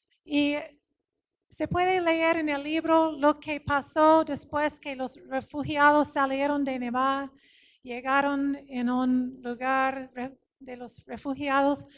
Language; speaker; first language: Spanish; non-native, fluent; English